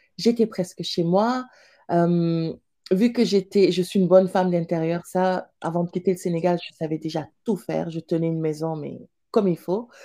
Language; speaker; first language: French; non-native, local second language; Wolof